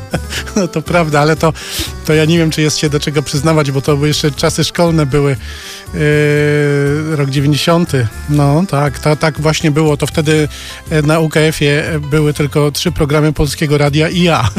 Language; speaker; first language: Polish; native; Polish